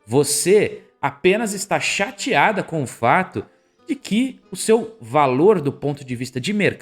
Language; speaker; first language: Portuguese; native; Portuguese